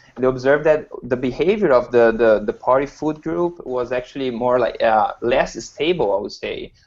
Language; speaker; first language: English; non-native, fluent; Portuguese